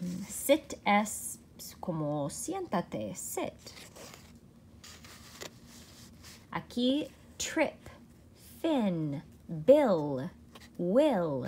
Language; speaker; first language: Spanish; non-native, fluent; English